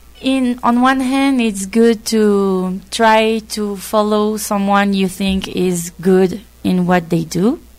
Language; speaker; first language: English; non-native, fluent; French